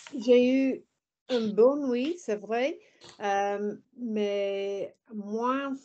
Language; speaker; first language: French; non-native, learner; English